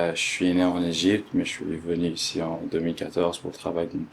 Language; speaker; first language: French; early bilingual, other home language; Arabic